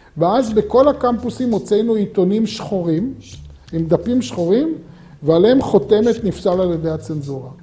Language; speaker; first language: Hebrew; native; Hebrew